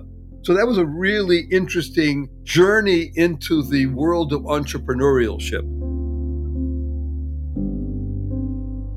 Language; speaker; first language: English; native; English